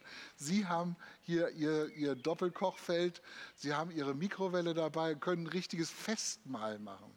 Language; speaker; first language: German; native; German